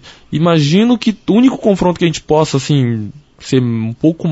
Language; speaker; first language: Portuguese; native; Portuguese